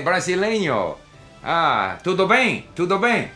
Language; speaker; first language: Spanish; non-native, fluent; English